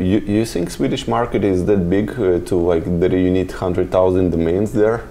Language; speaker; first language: English; non-native, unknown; Russian